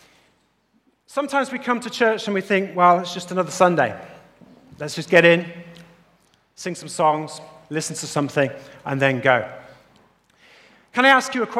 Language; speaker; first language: English; native; English